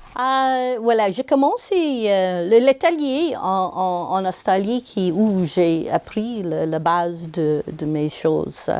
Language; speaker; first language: French; non-native, local second language; English